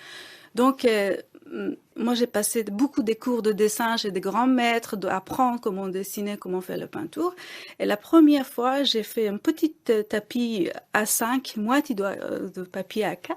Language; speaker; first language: French; non-native, fluent; Persian